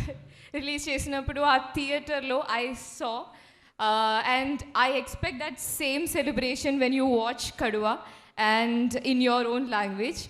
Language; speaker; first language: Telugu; non-native, local second language; Malayalam